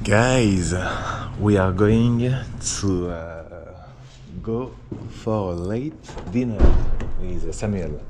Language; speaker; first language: English; non-native, fluent; Spanish